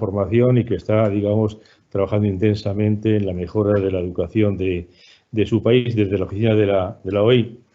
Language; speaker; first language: Spanish; native; Spanish